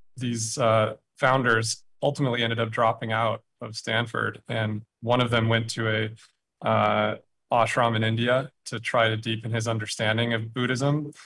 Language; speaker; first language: English; native; English